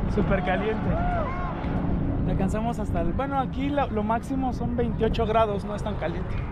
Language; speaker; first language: Spanish; native; Spanish